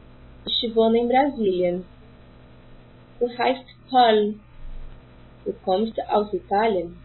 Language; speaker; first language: German; non-native, fluent; Portuguese